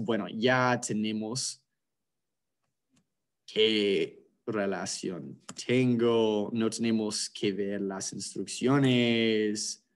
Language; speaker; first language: Spanish; non-native, fluent; English